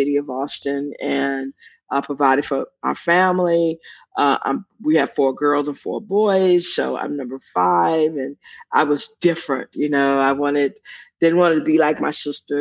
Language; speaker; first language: English; native; English